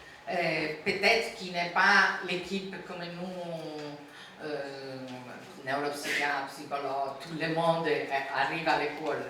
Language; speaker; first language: French; non-native, fluent; Italian